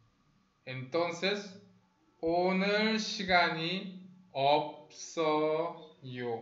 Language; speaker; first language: Korean; non-native, fluent; Spanish